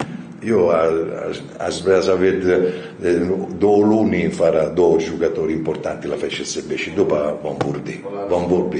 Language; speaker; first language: Romanian; non-native, fluent; Italian